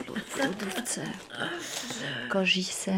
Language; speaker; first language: Polish; non-native, learner; French